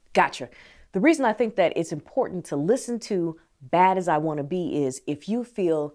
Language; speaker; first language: English; native; English